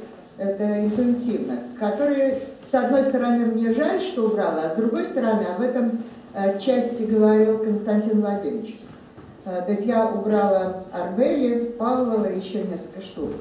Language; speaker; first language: Russian; native; Russian